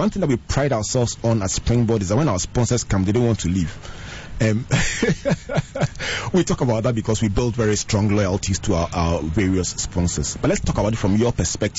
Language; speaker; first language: English; non-native, local second language; Akan